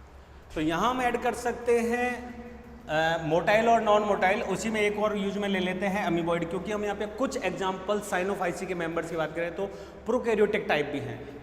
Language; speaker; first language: Hindi; native; Hindi